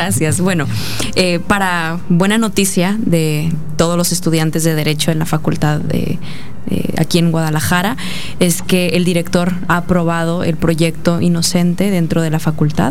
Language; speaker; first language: Spanish; native; Spanish